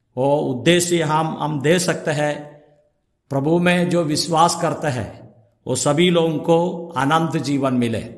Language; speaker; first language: Hindi; non-native, local second language; Malayalam